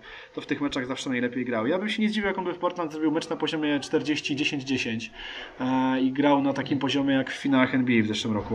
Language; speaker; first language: Polish; native; Polish